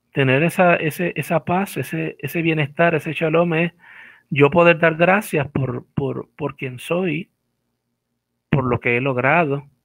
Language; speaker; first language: Spanish; native; Spanish